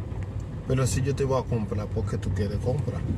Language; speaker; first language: Spanish; non-native, fluent; Haitian Creole